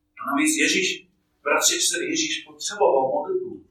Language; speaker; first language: Czech; non-native, fluent; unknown